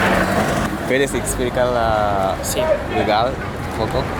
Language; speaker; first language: Spanish; non-native, learner; Japanese